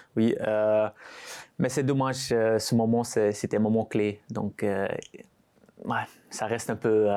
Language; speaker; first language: French; non-native, local second language; Dutch